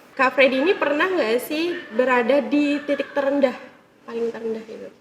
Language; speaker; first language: Indonesian; native; Indonesian